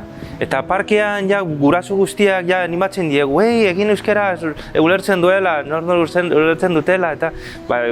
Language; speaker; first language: Basque; early bilingual, other home language; Chinese